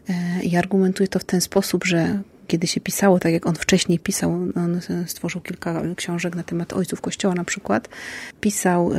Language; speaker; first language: Polish; native; Polish